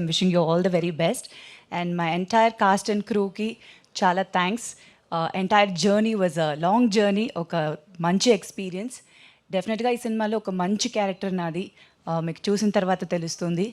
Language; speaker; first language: Telugu; non-native, local second language; Tamil